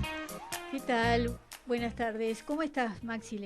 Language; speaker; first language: Spanish; native; Spanish